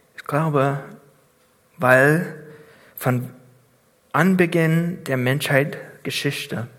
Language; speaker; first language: German; non-native, fluent; English